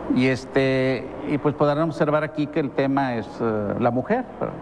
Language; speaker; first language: Spanish; native; Spanish